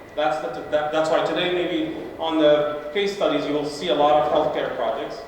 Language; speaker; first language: English; non-native, local second language; Arabic